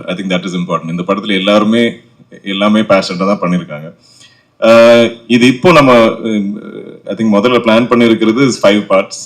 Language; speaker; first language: Tamil; non-native, local second language; Malayalam